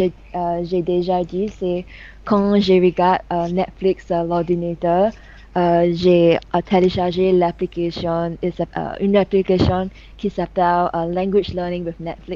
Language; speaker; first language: French; non-native, learner; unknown